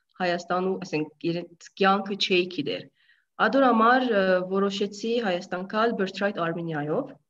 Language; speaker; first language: Armenian; early bilingual, heritage; Armenian